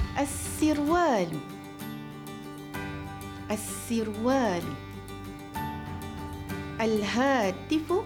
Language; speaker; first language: Arabic; non-native, fluent; Malay